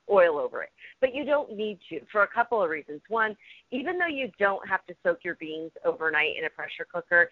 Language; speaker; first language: English; native; English